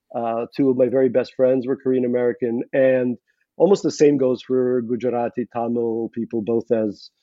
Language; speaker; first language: English; non-native, fluent; Russian